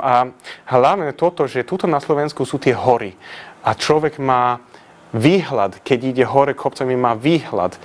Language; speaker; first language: Slovak; non-native, fluent; Swedish